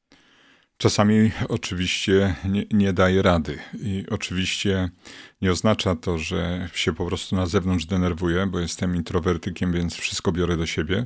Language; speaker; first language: Polish; native; Polish